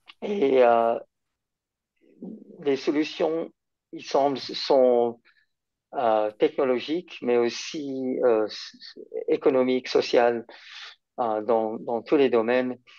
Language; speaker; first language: French; non-native, fluent; English